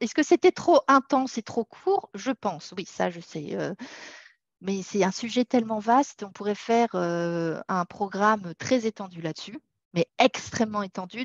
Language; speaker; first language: French; native; French